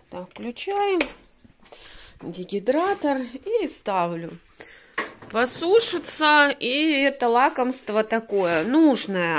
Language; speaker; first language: Russian; native; Russian